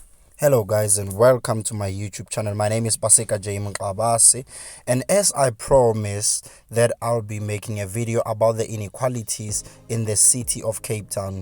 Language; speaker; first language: English; non-native, local second language; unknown